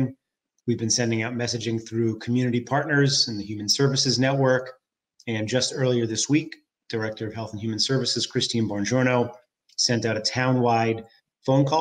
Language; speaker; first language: English; native; English